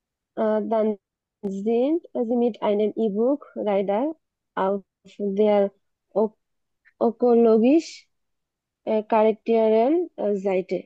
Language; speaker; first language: German; non-native, learner; Bangla